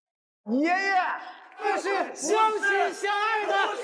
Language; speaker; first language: Chinese; native; Chinese